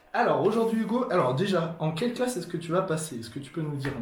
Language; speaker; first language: French; native; French